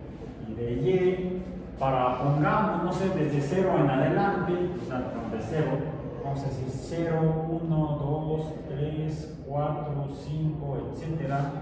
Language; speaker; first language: Spanish; native; Spanish